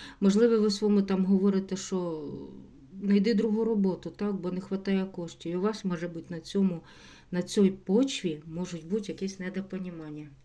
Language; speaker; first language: Ukrainian; non-native, local second language; Russian